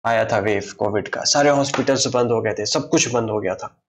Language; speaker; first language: Hindi; native; Hindi